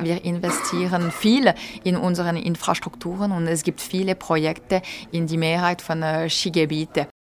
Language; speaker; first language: German; non-native, local second language; French